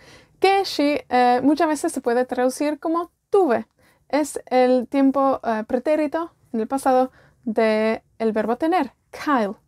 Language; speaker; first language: Spanish; non-native, fluent; Welsh